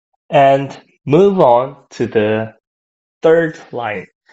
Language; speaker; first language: English; non-native, fluent; Korean